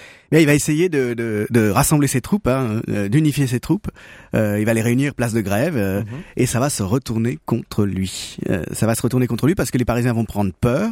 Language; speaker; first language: French; native; French